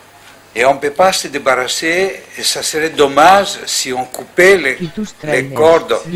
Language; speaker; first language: French; non-native, fluent; Greek